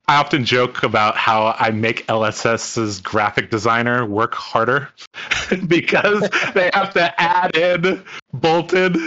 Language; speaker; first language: English; non-native, local second language; Cantonese